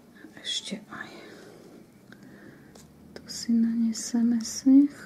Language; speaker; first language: Slovak; native; Slovak